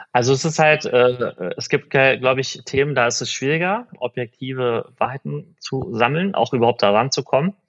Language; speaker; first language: German; early bilingual, other home language; Persian